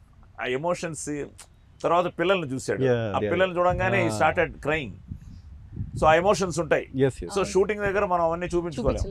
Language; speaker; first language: Telugu; native; Telugu